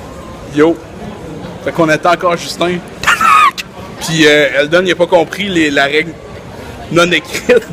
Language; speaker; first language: French; native; French